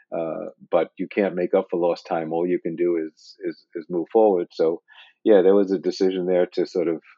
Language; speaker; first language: English; native; English